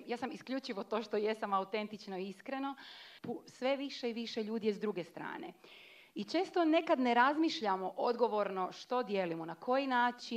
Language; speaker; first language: Croatian; native; Croatian